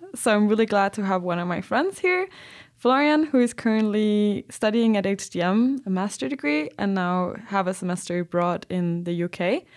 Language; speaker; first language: English; non-native, fluent; Danish